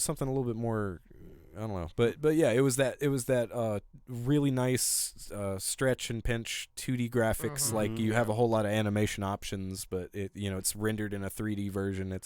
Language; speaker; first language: English; native; English